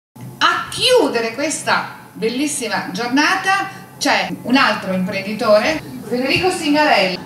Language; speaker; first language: Italian; native; Italian